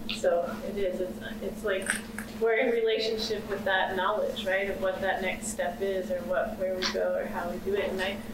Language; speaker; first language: English; native; English